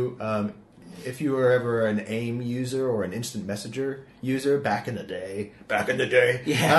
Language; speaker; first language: English; native; English